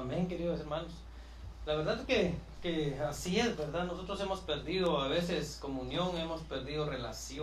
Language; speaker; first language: Spanish; native; Spanish